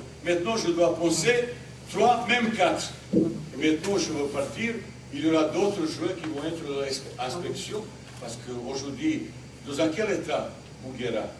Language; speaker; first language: French; non-native, learner; Bosnian